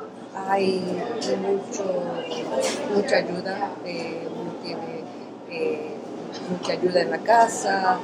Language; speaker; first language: Spanish; early bilingual, other home language; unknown